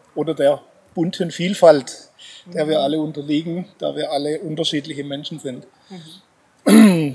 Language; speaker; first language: German; native; German